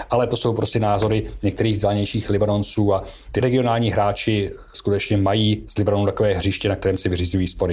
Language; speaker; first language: Czech; native; Czech